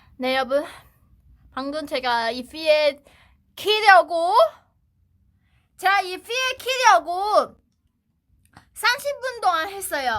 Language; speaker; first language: Korean; non-native, fluent; Chinese